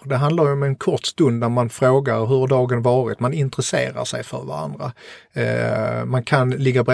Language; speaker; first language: Swedish; native; Swedish